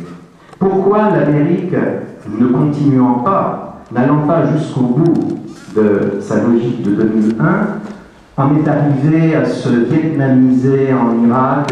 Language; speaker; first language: French; native; French